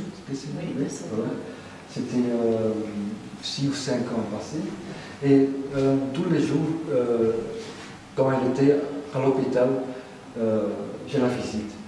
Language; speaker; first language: French; non-native, fluent; Dutch